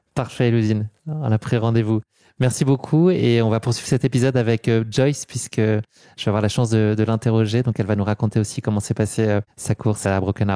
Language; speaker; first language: French; native; French